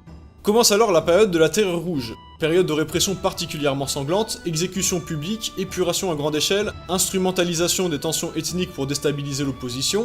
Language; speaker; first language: French; native; French